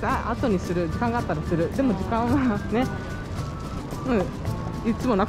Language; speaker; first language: Japanese; non-native, fluent; Portuguese